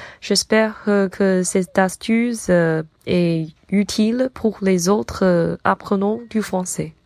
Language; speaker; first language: French; non-native, learner; Chinese